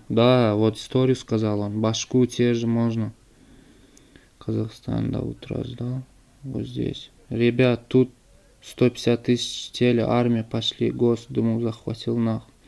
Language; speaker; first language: Russian; non-native, learner; Turkmen